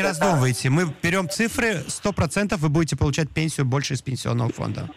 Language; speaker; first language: Russian; native; Russian